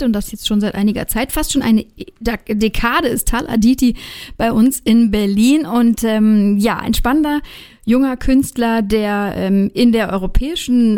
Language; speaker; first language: German; native; German